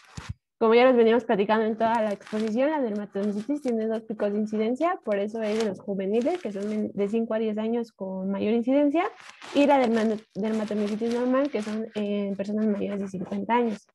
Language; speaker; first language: Spanish; native; Spanish